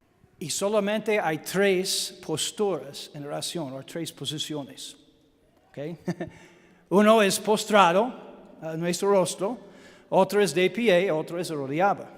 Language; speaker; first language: Spanish; non-native, learner; English